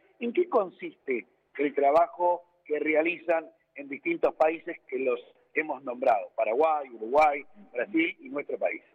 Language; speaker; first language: Spanish; native; Spanish